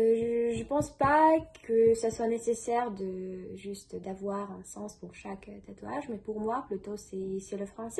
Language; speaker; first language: French; non-native, fluent; Russian